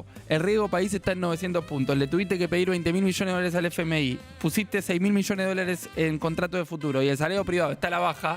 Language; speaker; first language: Spanish; native; Spanish